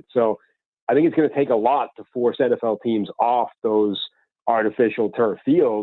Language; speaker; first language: English; native; English